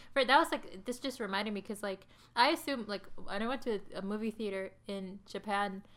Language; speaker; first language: English; early bilingual, other home language; Sinhala